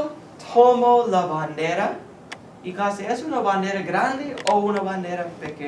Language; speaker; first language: Spanish; non-native, fluent; English